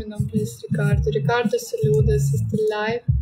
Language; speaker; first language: Spanish; non-native, learner; Russian